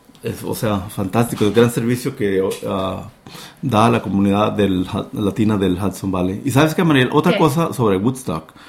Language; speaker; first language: Spanish; native; Spanish